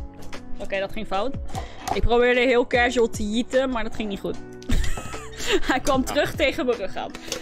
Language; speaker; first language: Dutch; native; Dutch